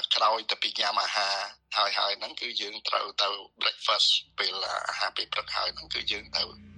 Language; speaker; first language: Khmer; native; Khmer